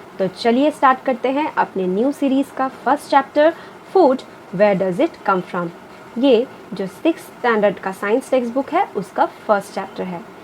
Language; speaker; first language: Hindi; non-native, local second language; Bangla